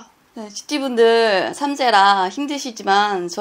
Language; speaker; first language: Korean; native; Korean